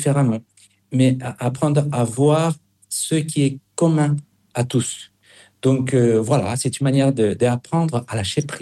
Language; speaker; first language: French; non-native, fluent; Spanish